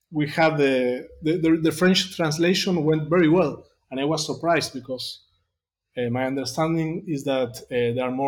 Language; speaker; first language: English; non-native, fluent; Spanish